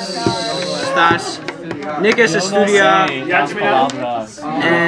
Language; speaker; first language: Spanish; non-native, learner; English